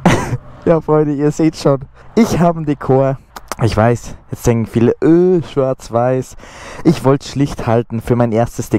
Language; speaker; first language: German; native; German